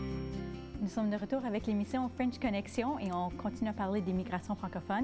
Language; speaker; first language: French; native; French